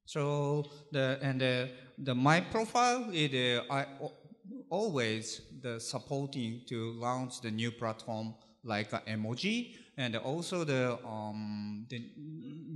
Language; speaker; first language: English; non-native, learner; Japanese